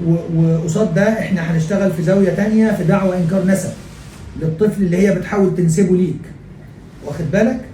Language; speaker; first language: Arabic; native; Arabic